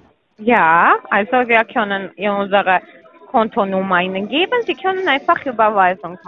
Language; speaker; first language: German; non-native, learner; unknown